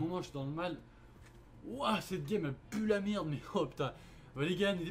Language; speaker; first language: French; native; French